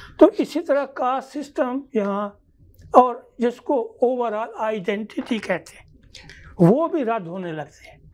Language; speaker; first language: Urdu; non-native, local second language; Saraiki